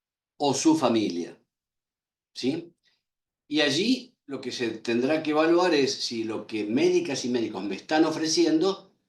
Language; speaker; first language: Spanish; native; Spanish